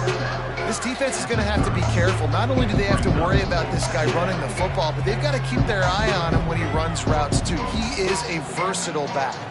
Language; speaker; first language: English; native; English